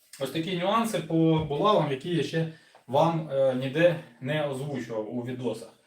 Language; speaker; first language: Ukrainian; non-native, local second language; Russian